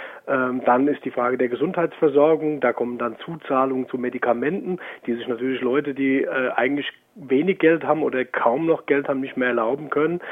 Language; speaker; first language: German; native; German